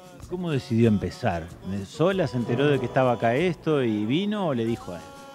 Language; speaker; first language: Spanish; native; Spanish